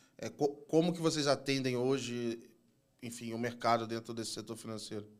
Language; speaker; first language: Portuguese; native; Portuguese